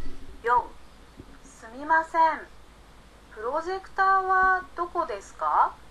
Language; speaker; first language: Japanese; non-native, learner; Indonesian